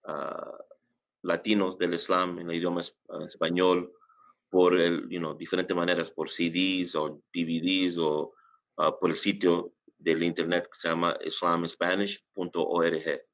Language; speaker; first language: Spanish; early bilingual, heritage; English